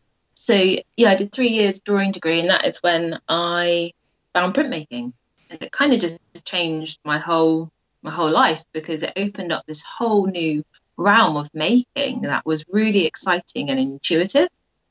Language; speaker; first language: English; native; English